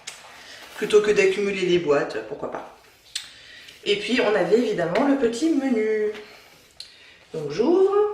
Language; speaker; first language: French; native; French